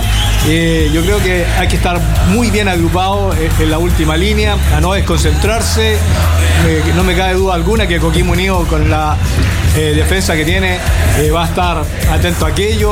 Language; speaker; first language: Spanish; native; Spanish